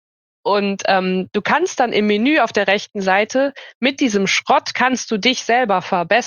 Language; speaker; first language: German; native; German